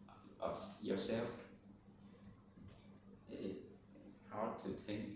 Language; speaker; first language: English; non-native, learner; Vietnamese